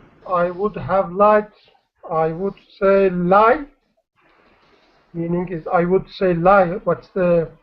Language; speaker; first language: English; non-native, learner; Turkish